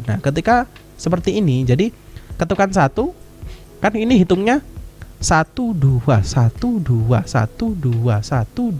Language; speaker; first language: Indonesian; native; Indonesian